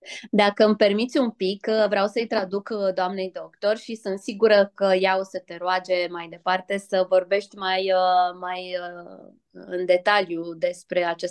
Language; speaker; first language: Romanian; native; Romanian